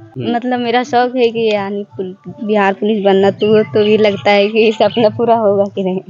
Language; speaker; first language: Hindi; native; Hindi